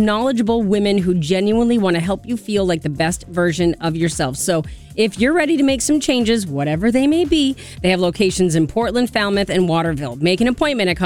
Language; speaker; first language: English; native; English